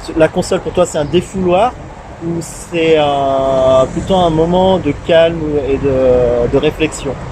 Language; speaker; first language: French; native; French